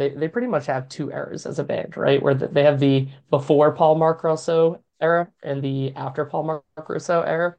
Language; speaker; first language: English; native; English